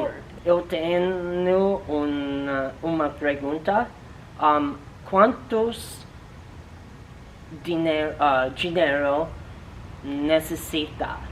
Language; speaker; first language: Portuguese; non-native, learner; English